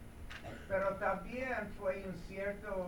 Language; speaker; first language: Spanish; non-native, learner; English